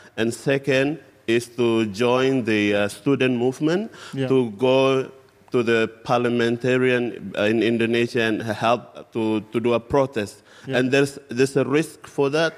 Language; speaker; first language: English; non-native, fluent; Indonesian